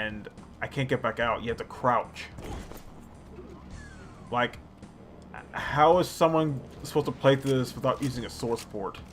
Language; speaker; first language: English; native; English